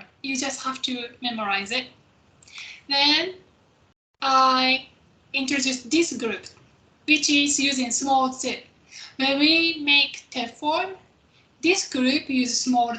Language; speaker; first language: English; non-native, fluent; Japanese